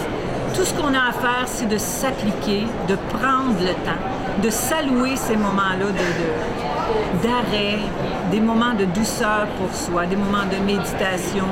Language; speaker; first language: French; native; French